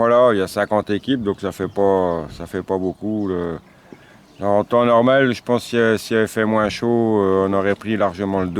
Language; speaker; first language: French; native; French